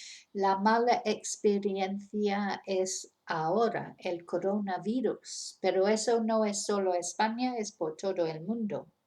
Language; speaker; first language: Spanish; non-native, fluent; English